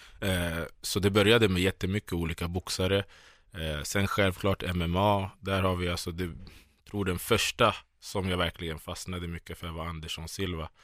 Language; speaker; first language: Swedish; early bilingual, other home language; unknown